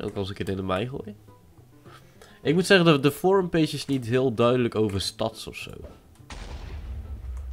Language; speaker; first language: Dutch; native; Dutch